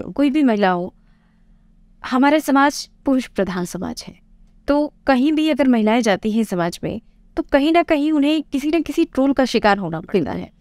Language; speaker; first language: Hindi; native; Hindi